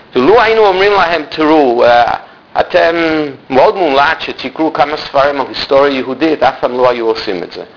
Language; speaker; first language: Hebrew; non-native, fluent; English